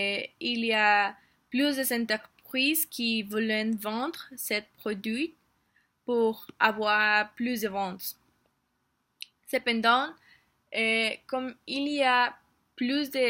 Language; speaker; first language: French; non-native, learner; Spanish